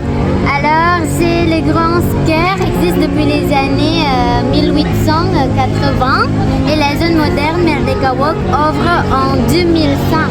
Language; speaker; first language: French; non-native, learner; Indonesian